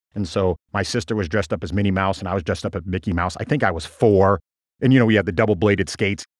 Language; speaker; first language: English; native; English